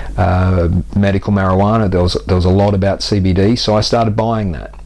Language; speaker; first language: English; native; English